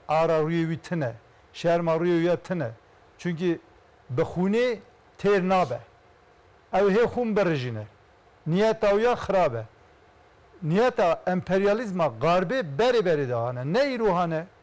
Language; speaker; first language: Kurdish; non-native, local second language; Turkish